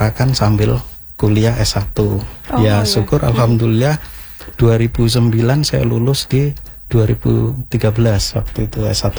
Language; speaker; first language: Indonesian; non-native, local second language; Javanese